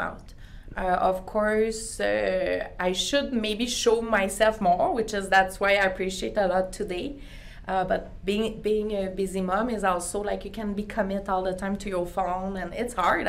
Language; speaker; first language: English; non-native, learner; French